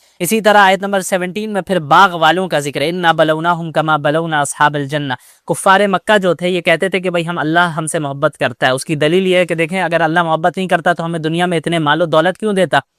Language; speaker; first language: Urdu; native; Urdu